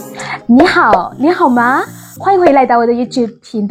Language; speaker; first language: Chinese; non-native, fluent; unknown